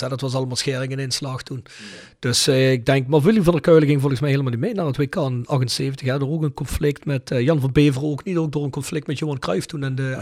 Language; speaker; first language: Dutch; native; Dutch